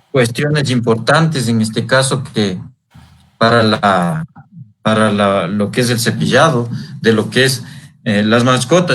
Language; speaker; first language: Spanish; native; Spanish